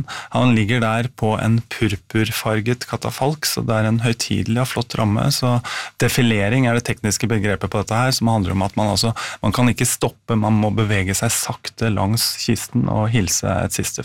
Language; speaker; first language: Norwegian; native; Norwegian